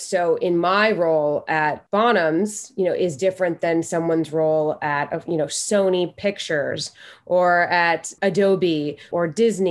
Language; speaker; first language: English; native; English